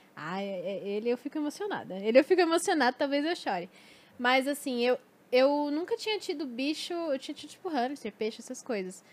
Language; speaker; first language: Portuguese; native; Portuguese